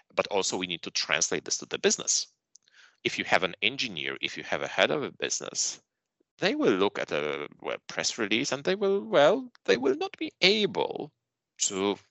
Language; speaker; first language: English; non-native, fluent; Polish